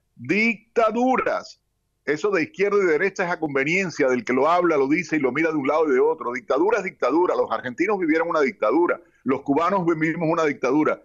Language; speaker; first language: Spanish; native; Spanish